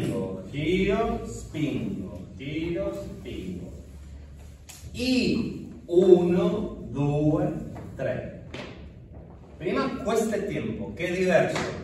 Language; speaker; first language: Italian; non-native, fluent; Spanish